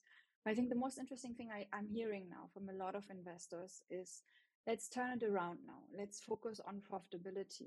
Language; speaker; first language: English; non-native, fluent; German